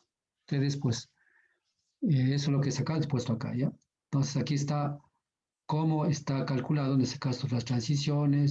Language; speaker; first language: Spanish; native; Spanish